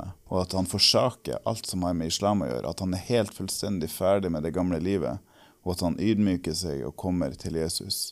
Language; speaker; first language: Norwegian; native; Norwegian